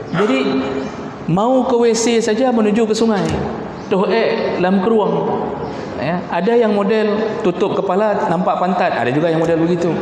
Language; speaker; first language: Malay; native; Malay